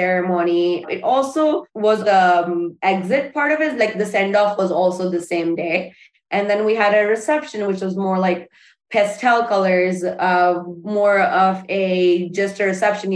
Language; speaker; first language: English; non-native, local second language; Urdu